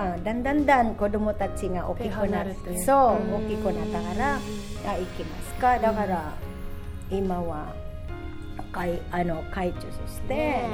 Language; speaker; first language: Japanese; non-native, learner; Filipino